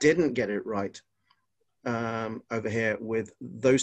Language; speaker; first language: English; non-native, local second language; Welsh